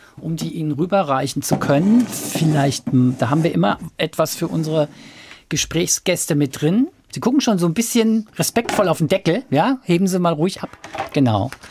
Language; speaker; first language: German; native; German